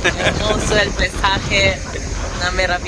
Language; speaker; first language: Spanish; non-native, learner; Italian